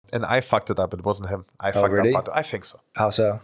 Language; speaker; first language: English; non-native, fluent; German